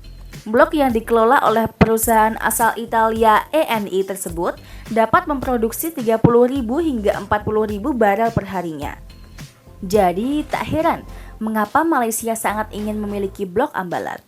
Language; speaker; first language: Indonesian; native; Indonesian